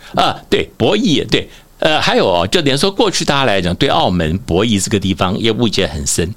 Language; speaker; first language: Chinese; native; Chinese